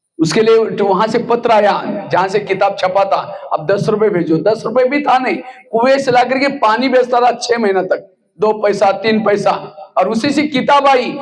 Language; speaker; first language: Hindi; non-native, local second language; Marathi